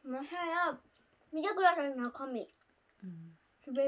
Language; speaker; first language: Japanese; early bilingual, other home language; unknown